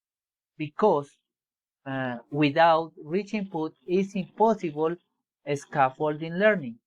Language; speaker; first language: English; non-native, learner; Spanish